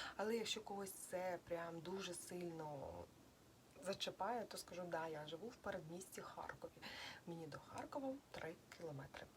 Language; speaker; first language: Ukrainian; non-native, local second language; Russian